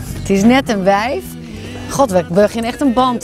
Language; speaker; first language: Dutch; native; Dutch